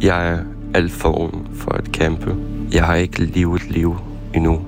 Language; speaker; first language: Danish; non-native, fluent; Ukrainian